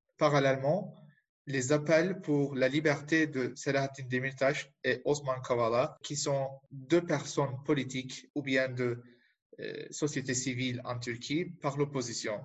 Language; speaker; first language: French; non-native, fluent; Turkish